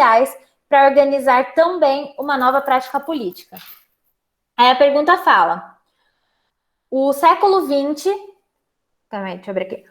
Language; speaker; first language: Portuguese; native; Portuguese